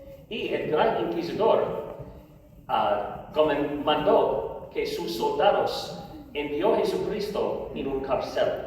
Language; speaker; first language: Spanish; non-native, learner; English